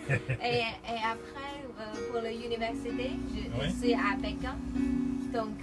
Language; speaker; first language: French; non-native, learner; Chinese